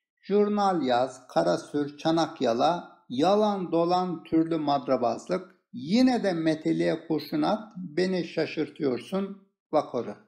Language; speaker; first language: Turkish; native; Turkish